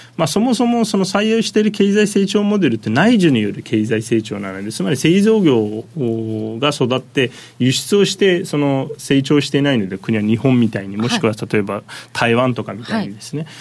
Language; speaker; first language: Japanese; non-native, fluent; Turkish